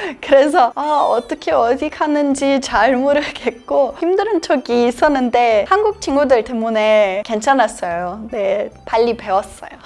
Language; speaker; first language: Korean; non-native, learner; Serbian